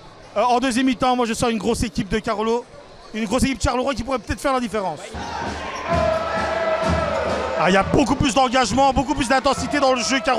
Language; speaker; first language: French; native; French